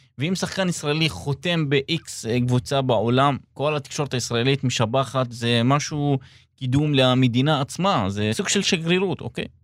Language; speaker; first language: Hebrew; non-native, local second language; Arabic